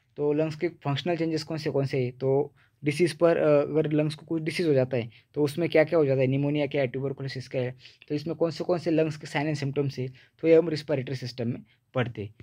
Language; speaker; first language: Hindi; non-native, local second language; Marathi